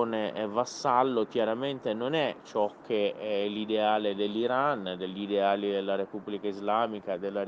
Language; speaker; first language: Italian; non-native, fluent; Persian